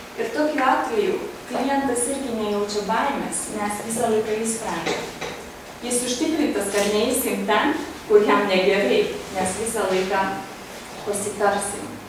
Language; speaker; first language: Lithuanian; non-native, fluent; Hungarian